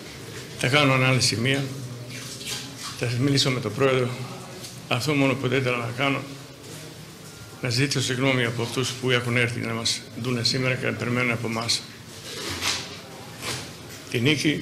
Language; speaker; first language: Greek; non-native, fluent; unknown